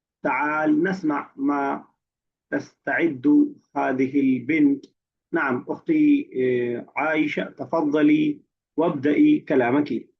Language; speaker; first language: Arabic; non-native, fluent; Urdu